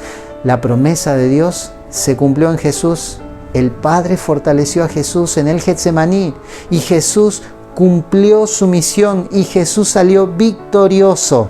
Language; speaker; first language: Spanish; native; Spanish